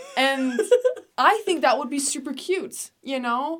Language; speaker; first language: English; non-native, fluent; Danish